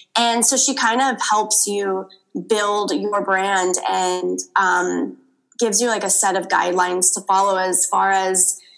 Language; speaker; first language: English; native; English